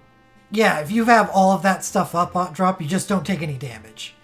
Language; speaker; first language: English; native; English